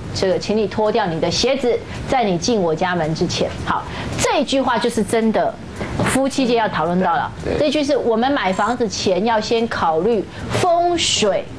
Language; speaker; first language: Chinese; native; Chinese